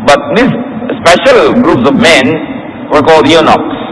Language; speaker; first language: English; non-native, local second language; Filipino